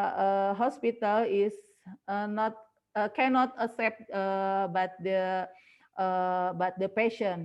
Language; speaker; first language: English; non-native, learner; Indonesian